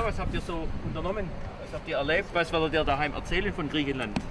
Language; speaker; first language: German; native; German